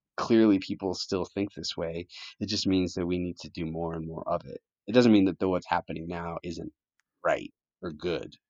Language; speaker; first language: English; early bilingual, other home language; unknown